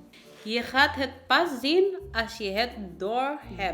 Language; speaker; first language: Dutch; non-native, learner; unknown